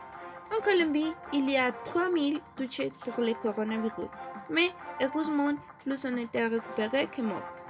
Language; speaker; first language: French; non-native, learner; Spanish